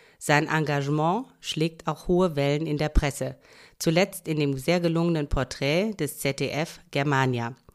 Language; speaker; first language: German; native; German